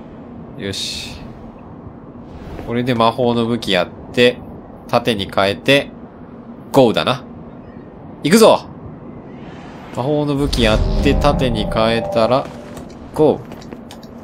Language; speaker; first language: Japanese; native; Japanese